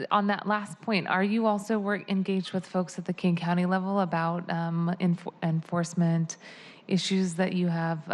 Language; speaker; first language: English; native; English